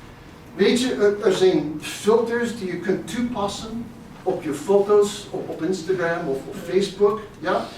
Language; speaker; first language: Dutch; non-native, fluent; English